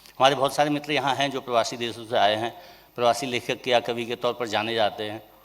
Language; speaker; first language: Hindi; native; Hindi